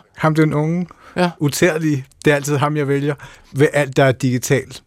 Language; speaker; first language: Danish; native; Danish